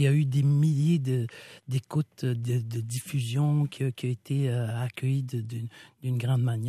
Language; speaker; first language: French; non-native, local second language; Innu-aimun